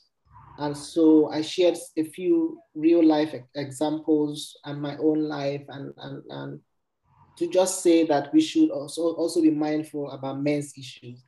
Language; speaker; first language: English; non-native, local second language; Igbo